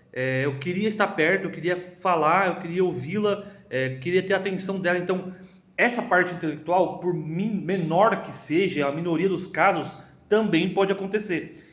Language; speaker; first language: Portuguese; native; Portuguese